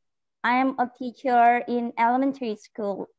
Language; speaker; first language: English; non-native, learner; Indonesian